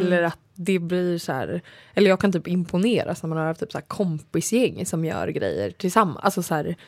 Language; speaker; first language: Swedish; native; Swedish